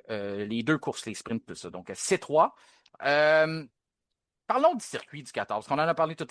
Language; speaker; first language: French; native; French